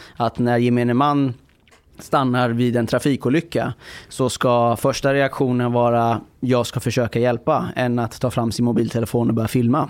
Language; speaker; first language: Swedish; early bilingual, other home language; Persian